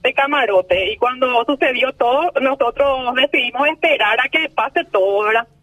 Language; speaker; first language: Spanish; native; Spanish